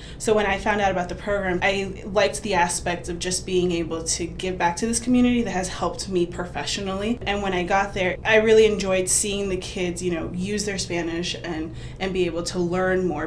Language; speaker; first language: English; native; English